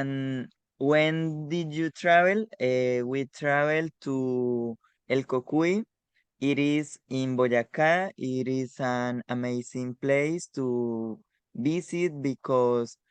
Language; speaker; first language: English; non-native, learner; Spanish